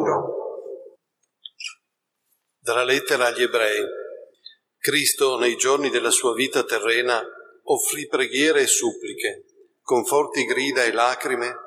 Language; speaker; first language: Italian; native; Italian